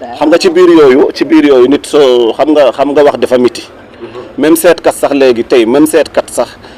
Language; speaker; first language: Wolof; non-native, local second language; Serer